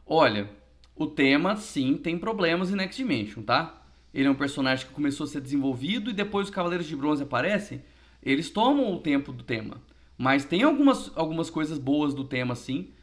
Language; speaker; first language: Portuguese; native; Portuguese